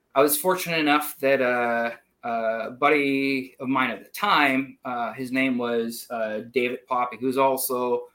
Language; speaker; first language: English; non-native, fluent; Spanish